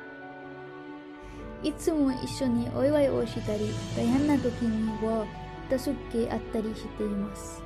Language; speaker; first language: Japanese; non-native, learner; Arabic